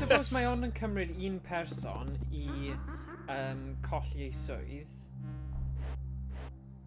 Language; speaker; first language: Welsh; native; Welsh